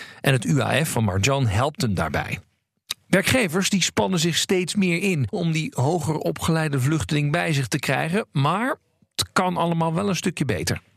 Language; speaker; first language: Dutch; native; Dutch